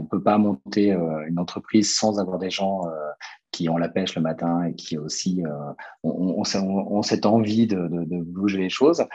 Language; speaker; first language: French; native; French